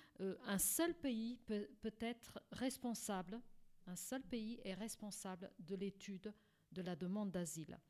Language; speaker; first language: French; non-native, fluent; Portuguese